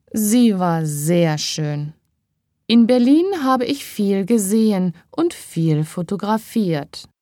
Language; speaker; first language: German; native; German